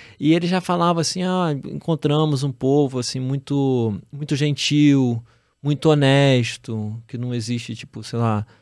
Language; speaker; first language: Portuguese; native; Portuguese